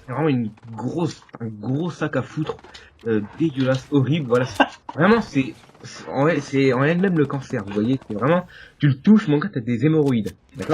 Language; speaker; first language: French; native; French